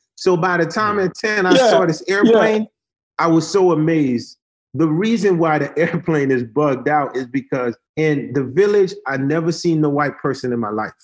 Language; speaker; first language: English; early bilingual, other home language; Haitian Creole